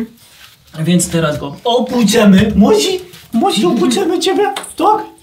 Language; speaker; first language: Polish; native; Polish